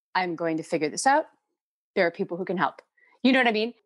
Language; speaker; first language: English; native; English